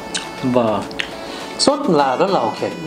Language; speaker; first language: Vietnamese; non-native, learner; Korean